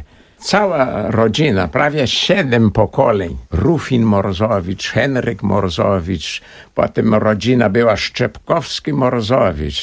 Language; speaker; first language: Polish; early bilingual, heritage; Portuguese